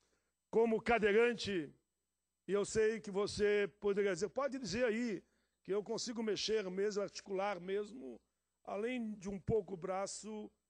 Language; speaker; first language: Portuguese; native; Portuguese